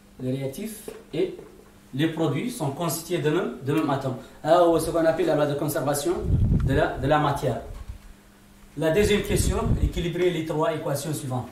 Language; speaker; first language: French; non-native, local second language; Arabic